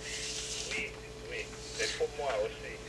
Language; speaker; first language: French; non-native, learner; English